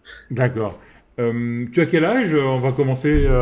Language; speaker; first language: French; native; French